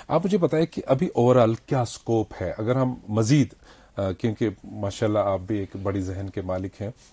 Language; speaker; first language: Hindi; non-native, local second language; Kashmiri